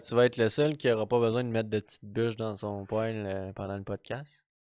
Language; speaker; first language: French; native; French